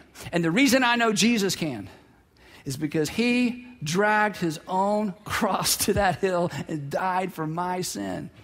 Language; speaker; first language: English; native; English